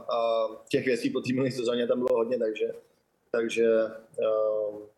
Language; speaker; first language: Czech; native; Czech